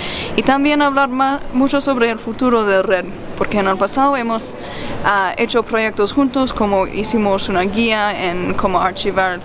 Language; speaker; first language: Spanish; non-native, fluent; English